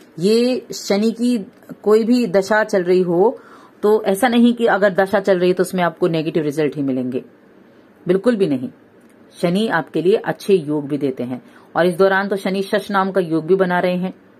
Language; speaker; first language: Hindi; native; Hindi